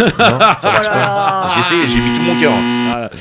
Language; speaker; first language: French; native; French